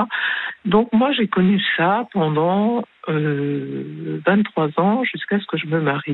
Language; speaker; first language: French; early bilingual, other home language; Spanish